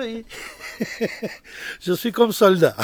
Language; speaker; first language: French; non-native, learner; Georgian